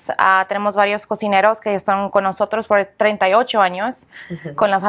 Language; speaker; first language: Spanish; early bilingual, heritage; English